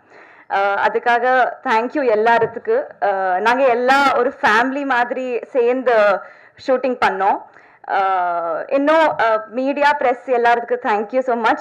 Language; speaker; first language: Tamil; non-native, learner; Telugu